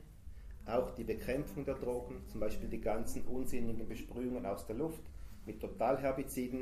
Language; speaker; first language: German; native; German